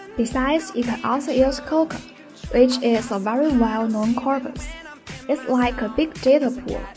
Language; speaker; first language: English; non-native, fluent; Chinese